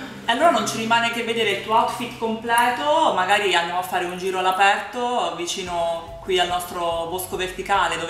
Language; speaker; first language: Italian; native; Italian